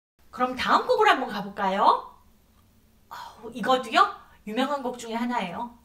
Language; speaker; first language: Korean; native; Korean